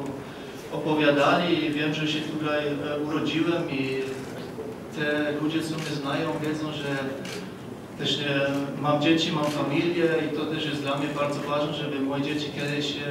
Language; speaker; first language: Polish; early bilingual, other home language; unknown